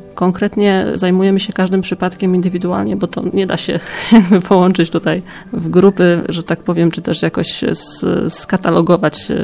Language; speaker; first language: Polish; native; Polish